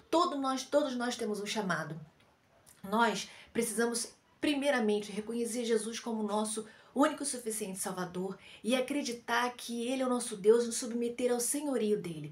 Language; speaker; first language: Portuguese; native; Portuguese